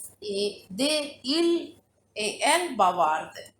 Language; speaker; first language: French; non-native, fluent; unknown